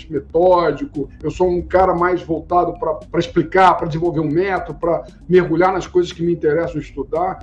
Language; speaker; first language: Portuguese; native; Portuguese